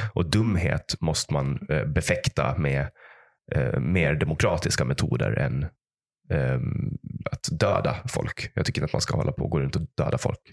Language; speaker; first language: Swedish; native; Swedish